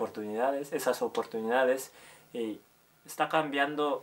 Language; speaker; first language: Spanish; non-native, fluent; Japanese